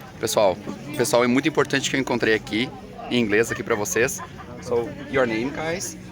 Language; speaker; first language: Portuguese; native; Portuguese